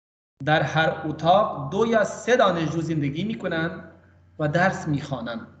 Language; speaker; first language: Persian; non-native, fluent; Urdu